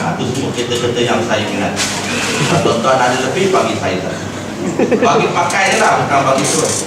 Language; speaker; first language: Malay; native; Malay